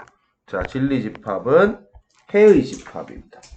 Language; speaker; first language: Korean; native; Korean